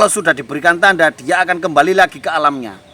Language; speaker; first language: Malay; non-native, local second language; Javanese